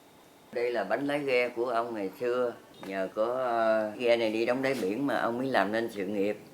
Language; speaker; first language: Vietnamese; native; Vietnamese